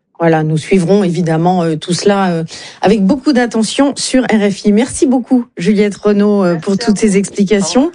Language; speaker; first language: French; native; French